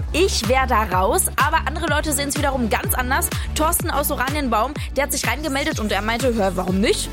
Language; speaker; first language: German; native; German